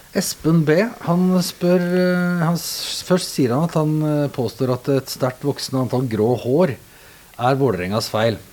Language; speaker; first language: Norwegian; native; Norwegian